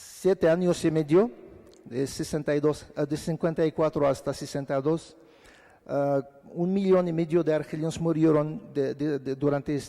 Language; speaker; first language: Spanish; non-native, fluent; Arabic